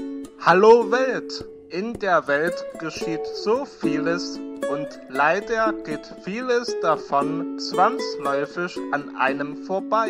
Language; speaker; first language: German; native; German